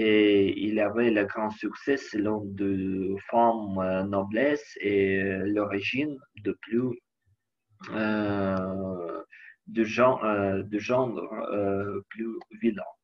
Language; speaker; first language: French; non-native, learner; Ukrainian